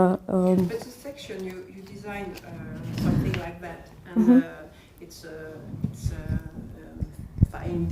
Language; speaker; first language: English; non-native, learner; French